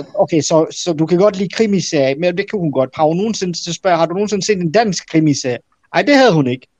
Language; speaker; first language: Danish; early bilingual, other home language; Bosnian